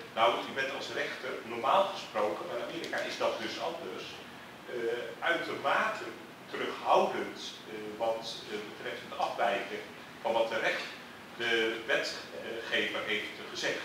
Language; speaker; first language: Dutch; native; Dutch